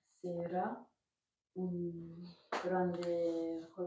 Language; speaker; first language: Spanish; non-native, learner; French